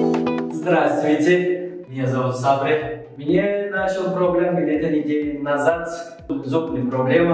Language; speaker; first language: Russian; non-native, learner; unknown